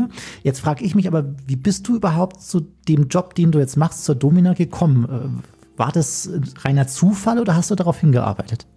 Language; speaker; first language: German; native; German